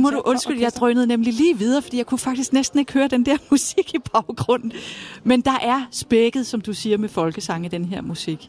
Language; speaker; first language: Danish; native; Danish